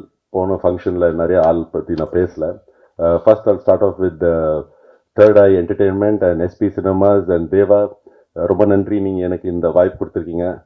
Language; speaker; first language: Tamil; non-native, fluent; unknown